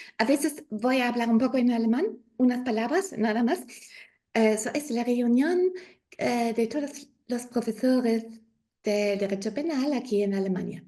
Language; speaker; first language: Spanish; non-native, learner; German